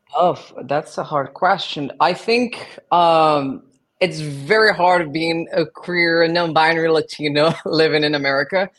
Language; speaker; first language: English; non-native, fluent; Portuguese